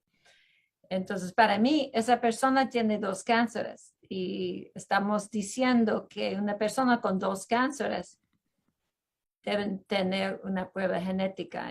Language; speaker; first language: Spanish; non-native, fluent; English